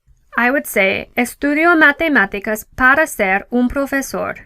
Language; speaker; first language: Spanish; non-native, fluent; English